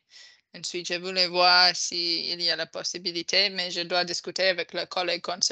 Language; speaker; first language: French; non-native, fluent; English